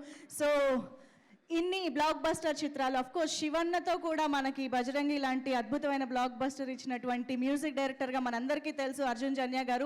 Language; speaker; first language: Telugu; native; Telugu